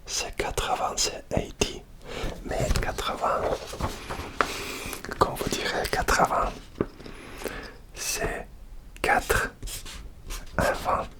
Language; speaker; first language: French; non-native, learner; Russian